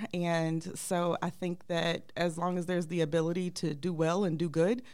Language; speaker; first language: English; native; English